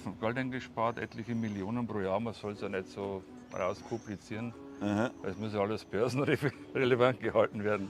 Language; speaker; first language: German; native; German